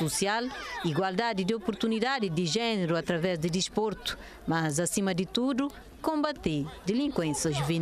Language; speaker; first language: Portuguese; non-native, local second language; Kabuverdianu